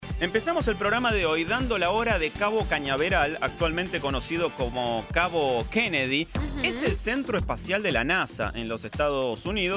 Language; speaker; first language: Spanish; native; Spanish